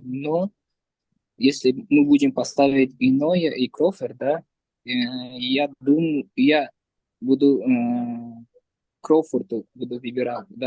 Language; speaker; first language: Russian; non-native, learner; Uzbek